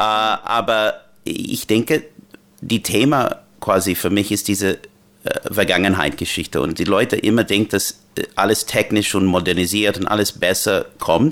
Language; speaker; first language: German; non-native, learner; English